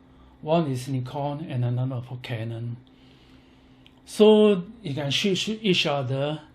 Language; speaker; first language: English; non-native, learner; Chinese